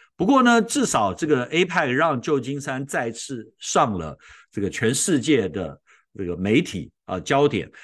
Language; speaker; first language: Chinese; native; Chinese